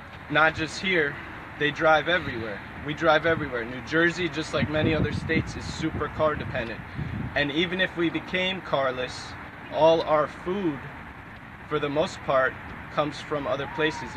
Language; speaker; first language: English; native; English